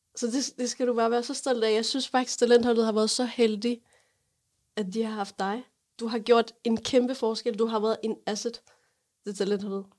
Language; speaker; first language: Danish; non-native, fluent; Arabic